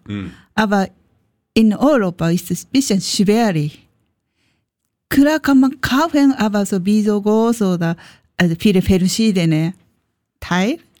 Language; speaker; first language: German; non-native, learner; Japanese